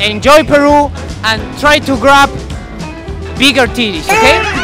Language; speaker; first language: English; non-native, fluent; Spanish